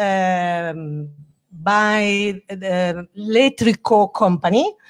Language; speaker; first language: English; non-native, learner; Italian